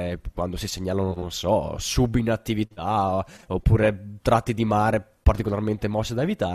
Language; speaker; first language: Italian; native; Italian